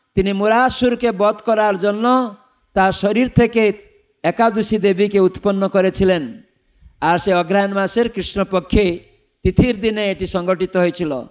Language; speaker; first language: Bangla; non-native, fluent; Odia